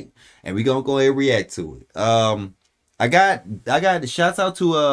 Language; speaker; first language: English; native; English